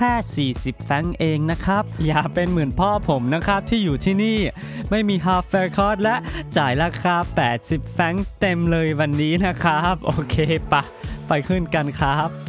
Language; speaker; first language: Thai; early bilingual, heritage; Thai